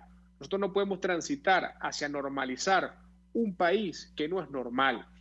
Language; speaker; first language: Spanish; native; Spanish